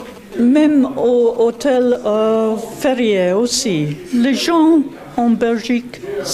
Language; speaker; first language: French; non-native, learner; English